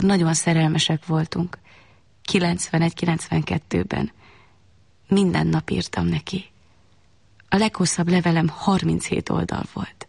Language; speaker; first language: Hungarian; non-native, fluent; Chinese